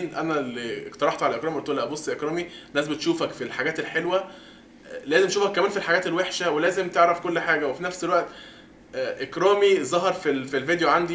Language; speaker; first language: Arabic; native; Arabic